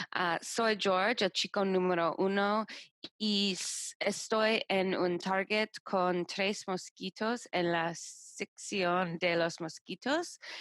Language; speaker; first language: Spanish; non-native, learner; English